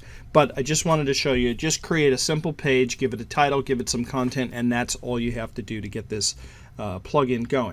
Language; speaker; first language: English; native; English